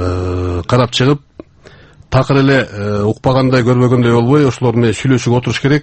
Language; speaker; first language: Kyrgyz; native; Kyrgyz